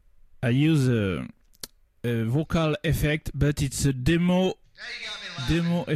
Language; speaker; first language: English; non-native, learner; French